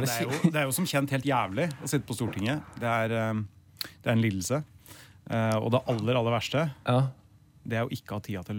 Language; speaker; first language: Norwegian; native; Norwegian